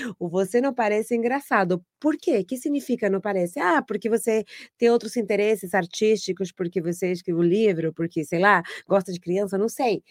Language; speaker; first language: Portuguese; non-native, fluent; Spanish